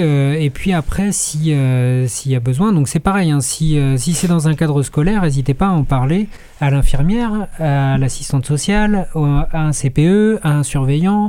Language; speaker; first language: French; native; French